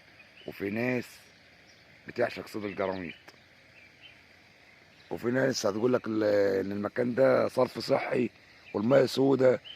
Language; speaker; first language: Arabic; native; Arabic